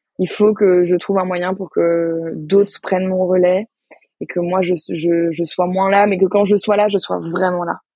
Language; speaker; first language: French; native; French